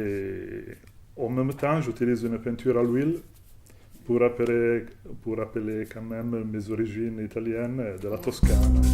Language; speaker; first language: French; non-native, fluent; Italian